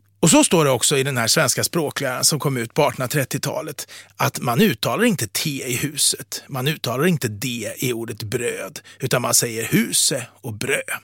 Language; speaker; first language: Swedish; native; Swedish